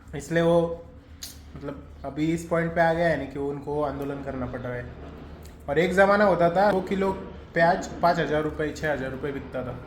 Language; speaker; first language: Hindi; non-native, local second language; Marathi